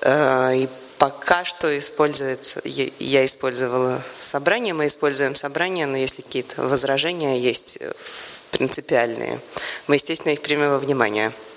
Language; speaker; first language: Russian; native; Russian